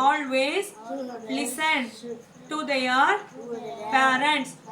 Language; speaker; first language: English; non-native, local second language; Tamil